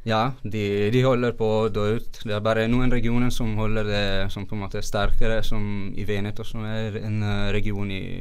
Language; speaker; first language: Norwegian; non-native, fluent; Italian